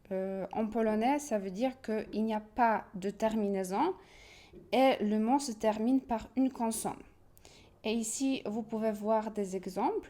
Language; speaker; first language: French; non-native, fluent; Polish